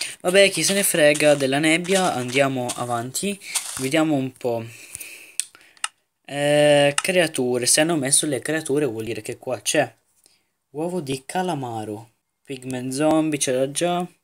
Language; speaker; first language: Italian; native; Italian